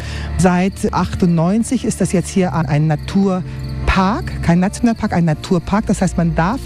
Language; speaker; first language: German; native; German